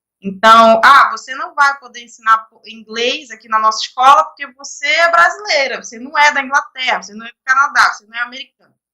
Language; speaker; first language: Portuguese; native; Portuguese